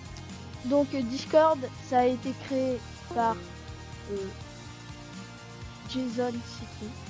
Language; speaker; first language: French; native; French